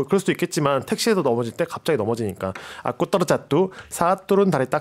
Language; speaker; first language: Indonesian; non-native, fluent; Korean